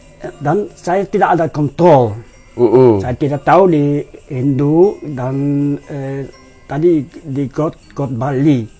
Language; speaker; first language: Indonesian; non-native, learner; Dutch